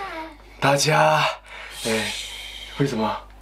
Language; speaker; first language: Chinese; non-native, fluent; Japanese